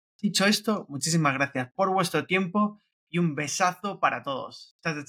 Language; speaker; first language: Spanish; native; Spanish